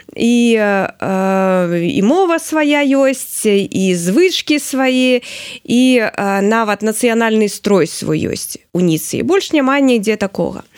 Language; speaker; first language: Belarusian; non-native, local second language; Russian